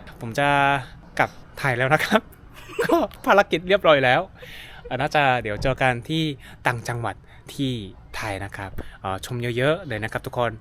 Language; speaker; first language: Thai; non-native, fluent; Korean